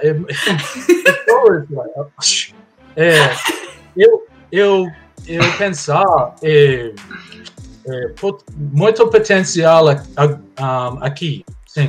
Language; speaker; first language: Portuguese; non-native, learner; English